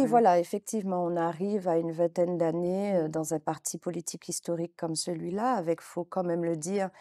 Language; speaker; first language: French; native; French